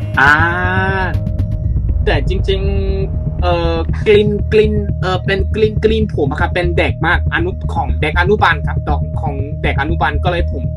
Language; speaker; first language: Thai; early bilingual, other home language; Korean